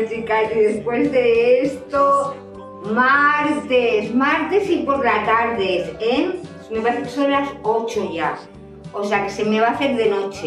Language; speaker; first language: Spanish; native; Spanish